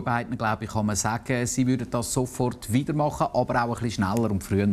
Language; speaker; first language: German; native; German